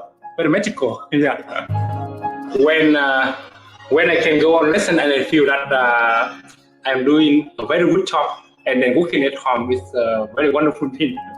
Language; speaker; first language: English; non-native, fluent; Vietnamese